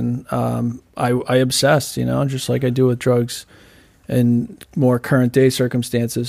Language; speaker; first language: English; native; English